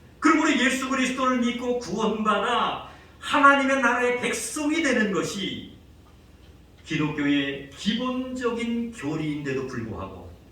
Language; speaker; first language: Korean; native; Korean